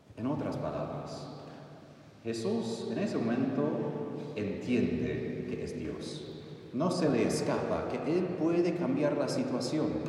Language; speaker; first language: Spanish; non-native, fluent; English